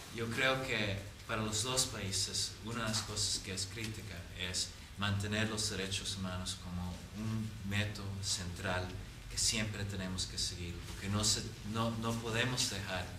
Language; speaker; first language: Spanish; non-native, fluent; English